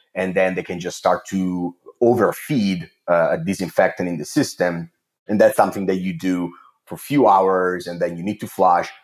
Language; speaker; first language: English; non-native, fluent; Italian